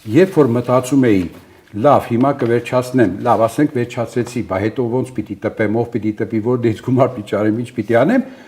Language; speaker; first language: Armenian; early bilingual, other home language; Italian